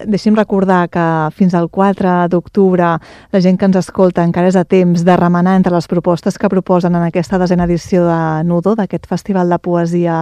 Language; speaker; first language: Catalan; native; Catalan